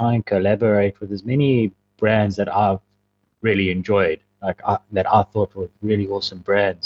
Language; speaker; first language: English; native; English